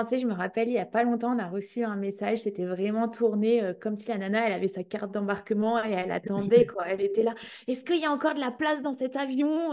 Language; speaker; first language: French; native; French